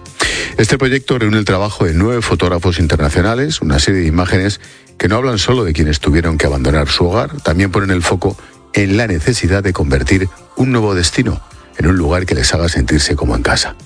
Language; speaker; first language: Spanish; native; Spanish